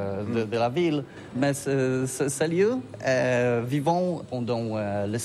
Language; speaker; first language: French; non-native, fluent; Polish